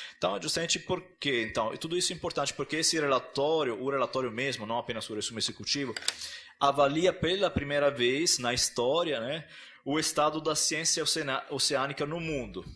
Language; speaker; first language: Portuguese; non-native, fluent; Italian